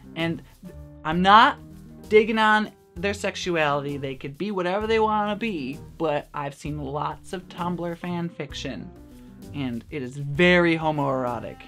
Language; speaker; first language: English; native; English